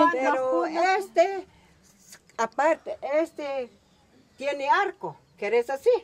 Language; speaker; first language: Spanish; non-native, local second language; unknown